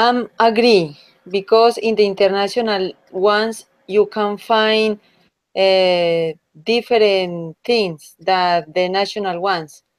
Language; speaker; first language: English; non-native, learner; Spanish